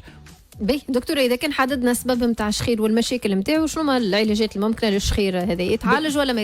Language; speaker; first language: Arabic; native; Arabic